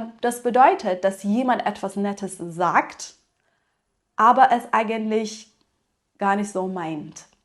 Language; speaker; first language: German; non-native, fluent; Persian